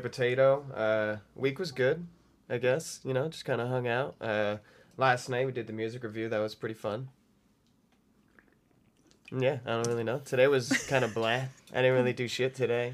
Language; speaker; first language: English; native; English